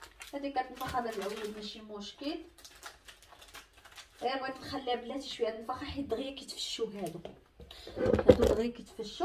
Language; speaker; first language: Arabic; native; Arabic